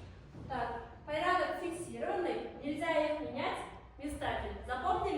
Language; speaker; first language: Russian; non-native, local second language; Kyrgyz